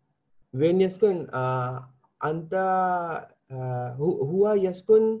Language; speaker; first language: Arabic; non-native, learner; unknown